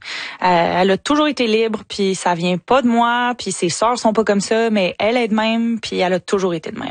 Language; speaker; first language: French; native; French